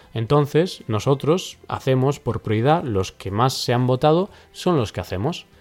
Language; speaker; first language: Spanish; native; Spanish